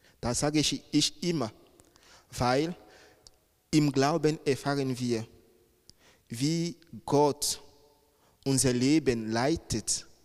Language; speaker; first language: German; non-native, fluent; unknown